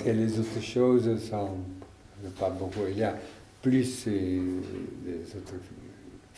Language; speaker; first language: French; non-native, learner; Italian